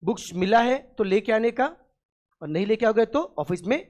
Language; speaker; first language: Hindi; non-native, local second language; Marathi